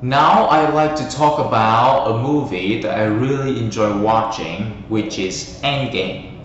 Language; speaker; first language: English; non-native, fluent; Vietnamese